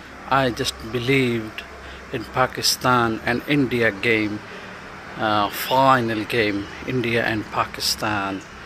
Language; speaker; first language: English; non-native, local second language; Urdu